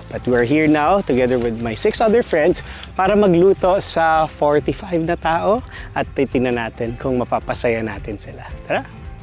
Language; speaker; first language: Filipino; native; Filipino